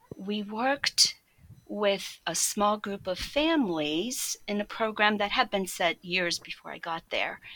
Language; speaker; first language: English; early bilingual, other home language; Polish